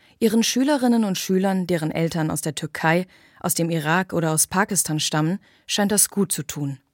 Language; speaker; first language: German; native; German